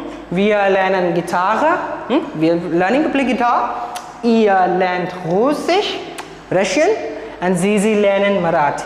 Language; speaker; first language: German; non-native, learner; Marathi